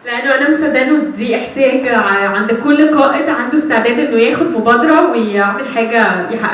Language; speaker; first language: Arabic; native; Arabic